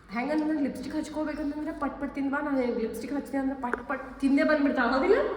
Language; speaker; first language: Kannada; non-native, local second language; Lambadi